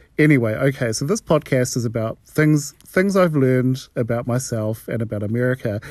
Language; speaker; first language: English; native; English